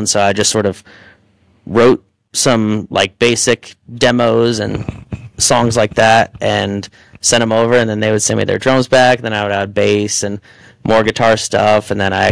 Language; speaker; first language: English; native; English